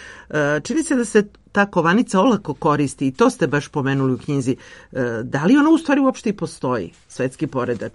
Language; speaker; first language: Serbian; native; Serbian